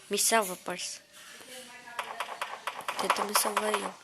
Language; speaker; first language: Portuguese; native; Portuguese